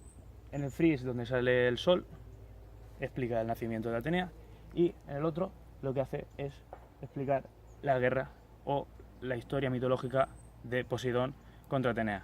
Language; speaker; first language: Spanish; native; Spanish